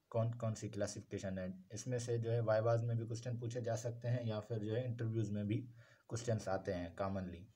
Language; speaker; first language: Urdu; non-native, local second language; Sindhi